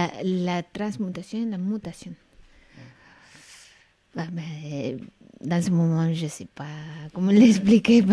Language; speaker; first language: French; non-native, fluent; Spanish